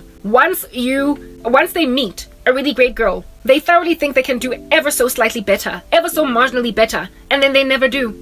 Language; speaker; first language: English; non-native, local second language; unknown